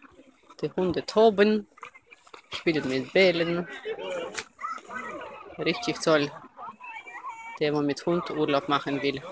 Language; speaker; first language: German; non-native, learner; Russian